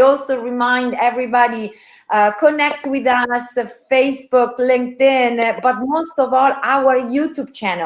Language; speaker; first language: English; non-native, fluent; Italian